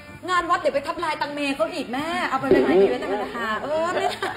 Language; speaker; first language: Thai; native; Thai